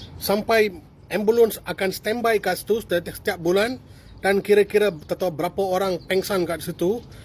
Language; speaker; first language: Malay; non-native, local second language; Tamil